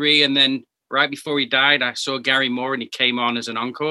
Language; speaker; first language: English; native; English